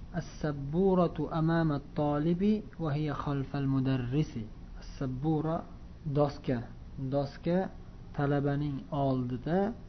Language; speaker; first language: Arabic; non-native, fluent; Uzbek